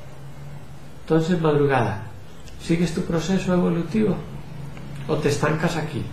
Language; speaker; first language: Spanish; native; Spanish